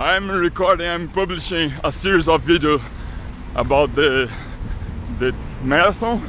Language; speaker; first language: English; non-native, learner; Portuguese